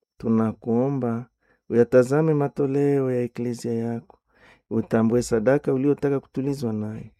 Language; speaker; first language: Swahili; non-native, local second language; Nande